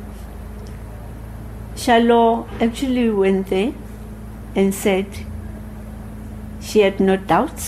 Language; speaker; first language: English; non-native, local second language; Zulu